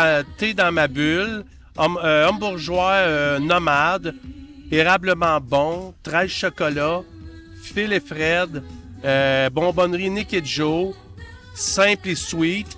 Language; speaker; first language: French; native; French